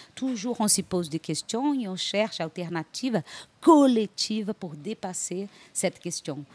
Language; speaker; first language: French; non-native, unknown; Portuguese